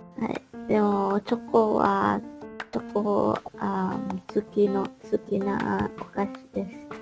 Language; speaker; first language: Japanese; non-native, learner; Malay